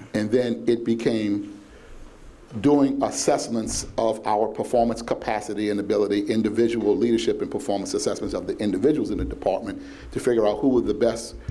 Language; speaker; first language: English; native; English